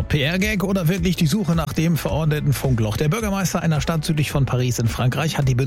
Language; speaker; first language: German; native; German